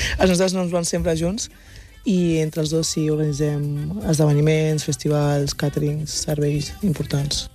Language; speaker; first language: Catalan; early bilingual, other home language; Wolof